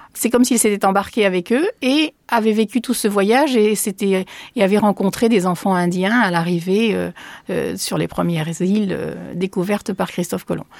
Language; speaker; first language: French; early bilingual, other home language; Spanish